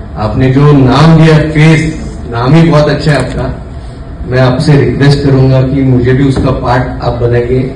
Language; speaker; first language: Hindi; non-native, local second language; Marathi